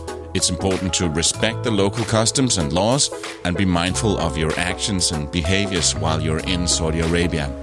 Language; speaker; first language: English; non-native, fluent; Danish